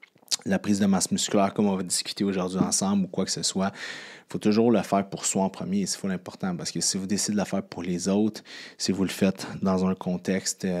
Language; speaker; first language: French; native; French